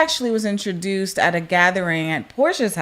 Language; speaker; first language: English; native; English